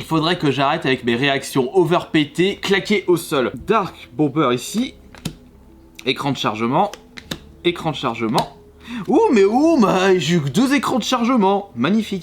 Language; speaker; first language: French; native; French